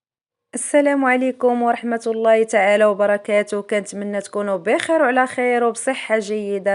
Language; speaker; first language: Arabic; native; Arabic